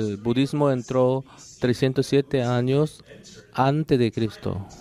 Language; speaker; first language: Spanish; non-native, learner; Korean